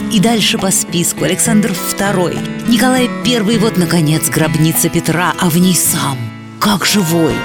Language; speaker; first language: Russian; native; Russian